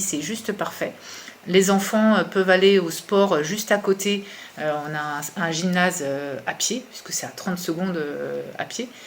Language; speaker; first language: French; native; French